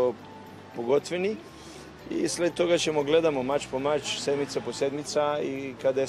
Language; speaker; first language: Bulgarian; non-native, learner; Macedonian